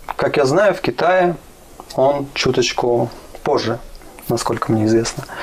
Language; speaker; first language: Russian; native; Russian